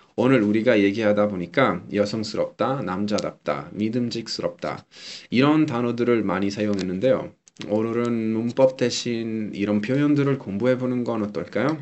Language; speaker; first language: Korean; non-native, fluent; Italian